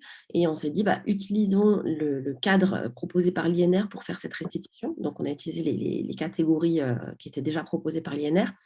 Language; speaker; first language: French; native; French